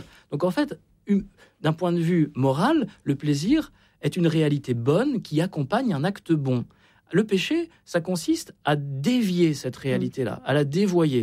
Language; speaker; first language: French; native; French